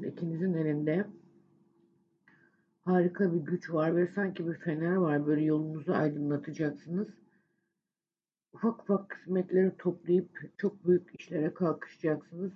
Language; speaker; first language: Turkish; native; Turkish